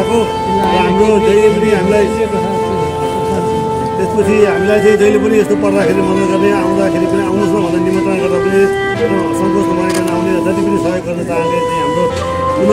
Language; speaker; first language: Nepali; native; Nepali